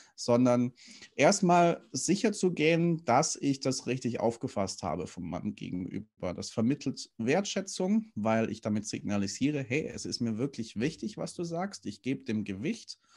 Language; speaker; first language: German; native; German